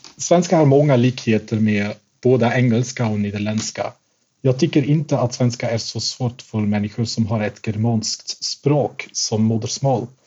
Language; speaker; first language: Swedish; non-native, fluent; Dutch